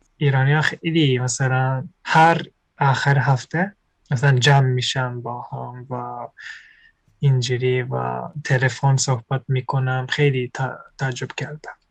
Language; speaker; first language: Persian; non-native, fluent; Japanese